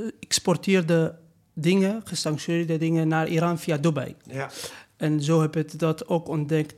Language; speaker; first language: Dutch; non-native, learner; Persian